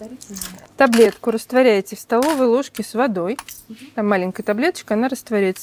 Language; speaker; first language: Russian; native; Russian